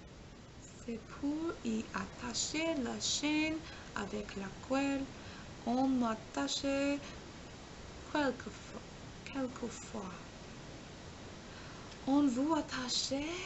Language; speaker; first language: French; non-native, learner; English